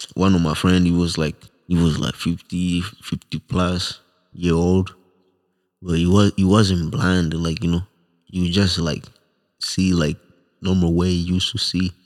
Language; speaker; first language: English; non-native, local second language; Swahili